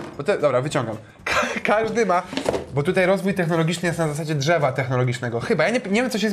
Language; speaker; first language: Polish; native; Polish